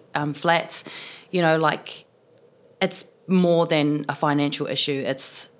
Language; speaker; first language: English; native; English